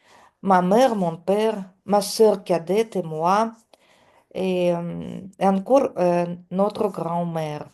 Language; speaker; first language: French; non-native, fluent; Russian